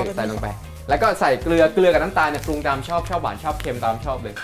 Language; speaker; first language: Thai; native; Thai